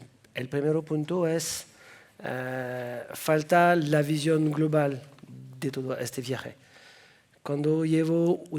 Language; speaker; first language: Spanish; non-native, fluent; French